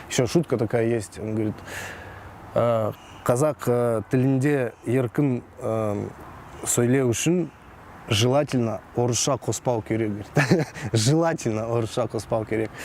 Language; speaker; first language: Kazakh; non-native, local second language; Russian